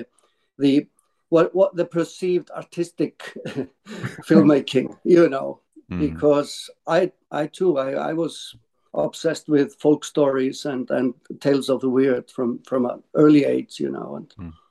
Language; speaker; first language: English; non-native, fluent; Icelandic